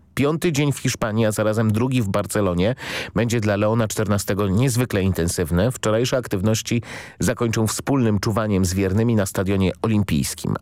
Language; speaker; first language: Polish; native; Polish